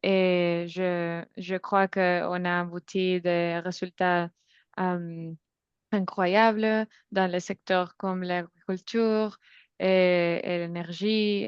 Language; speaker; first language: French; non-native, fluent; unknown